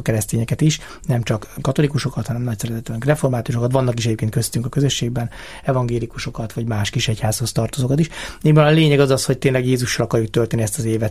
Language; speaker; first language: Hungarian; native; Hungarian